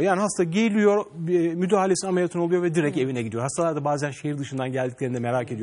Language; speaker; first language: Turkish; native; Turkish